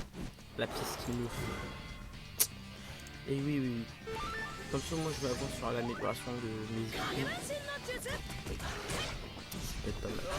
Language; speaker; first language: French; native; French